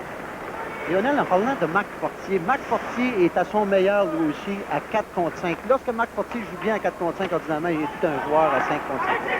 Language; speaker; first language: French; native; French